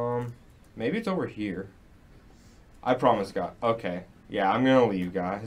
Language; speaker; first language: English; native; English